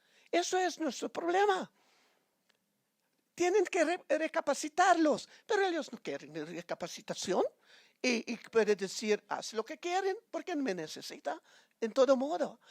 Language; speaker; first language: Spanish; non-native, fluent; Papiamento